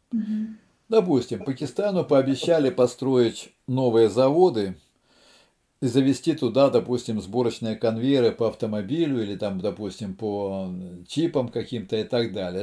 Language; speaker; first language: Russian; native; Russian